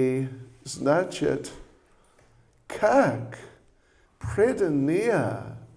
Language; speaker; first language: Russian; non-native, learner; English